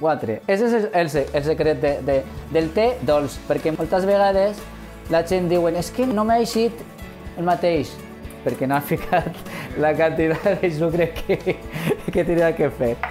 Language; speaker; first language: Catalan; non-native, fluent; Arabic